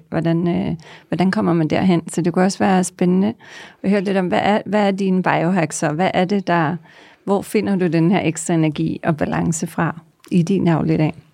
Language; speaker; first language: Danish; native; Danish